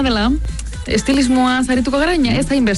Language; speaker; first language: Basque; native; Basque